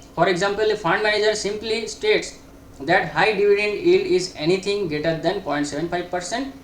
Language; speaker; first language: English; non-native, local second language; Bangla